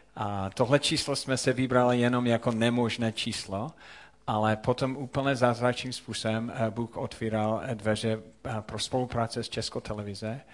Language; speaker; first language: Czech; non-native, fluent; English